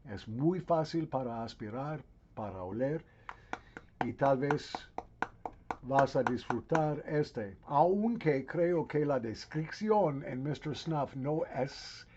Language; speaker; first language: Spanish; non-native, learner; English